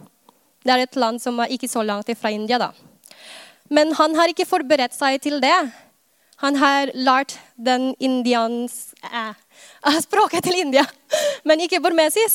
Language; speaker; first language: Norwegian; non-native, fluent; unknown